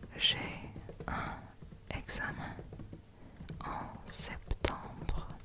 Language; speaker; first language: French; non-native, learner; English